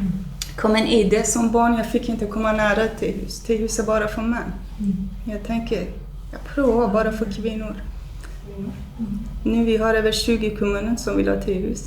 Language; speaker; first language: Swedish; non-native, fluent; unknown